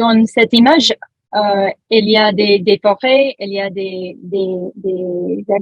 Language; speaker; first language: French; non-native, learner; English